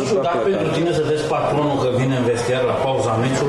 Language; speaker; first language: Romanian; native; Romanian